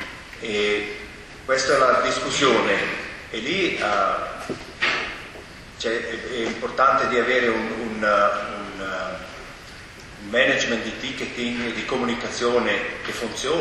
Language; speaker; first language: Italian; non-native, local second language; German